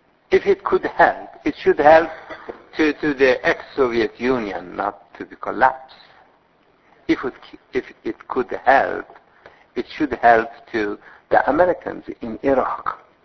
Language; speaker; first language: English; non-native, fluent; Persian